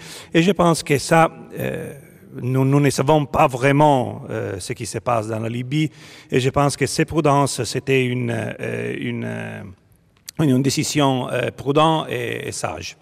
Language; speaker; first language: French; non-native, fluent; Italian